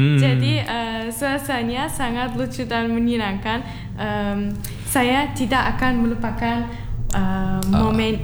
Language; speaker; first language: Indonesian; non-native, learner; Turkmen